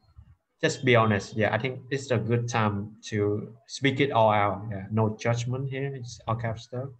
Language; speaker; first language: English; non-native, fluent; Vietnamese